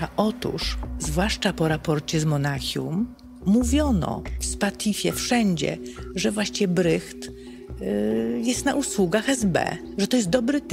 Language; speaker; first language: Polish; native; Polish